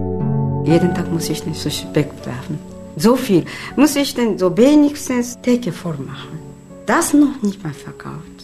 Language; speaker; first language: German; non-native, learner; Japanese